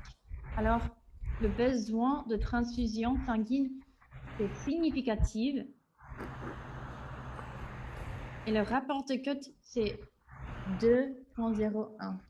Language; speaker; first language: French; non-native, fluent; English